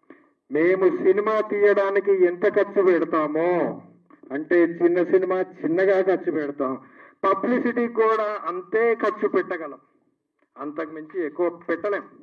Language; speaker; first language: Telugu; native; Telugu